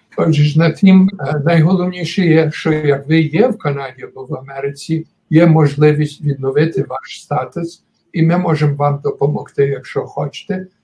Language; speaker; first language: Ukrainian; early bilingual, heritage; Ukrainian